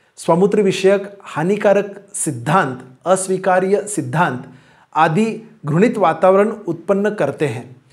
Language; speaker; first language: Hindi; non-native, local second language; Marathi